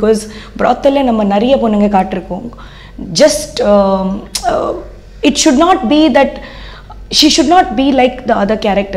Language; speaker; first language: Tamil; non-native, fluent; Odia